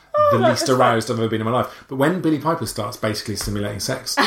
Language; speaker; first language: English; native; English